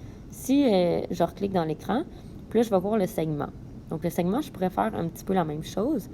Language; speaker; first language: French; native; French